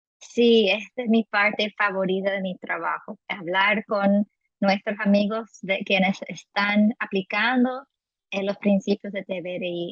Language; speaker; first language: Spanish; non-native, fluent; English